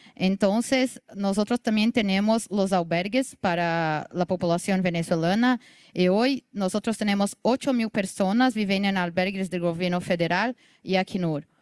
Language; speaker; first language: Spanish; non-native, learner; Portuguese